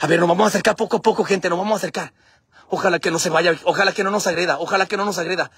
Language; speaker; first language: Spanish; native; Spanish